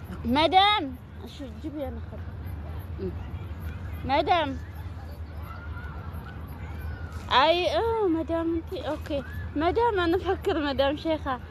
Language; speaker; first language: Arabic; non-native, learner; Amharic